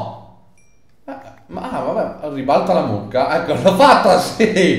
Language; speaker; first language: Italian; native; Italian